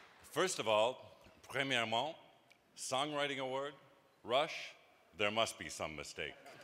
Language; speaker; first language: English; native; English